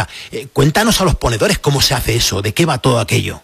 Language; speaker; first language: Spanish; native; Spanish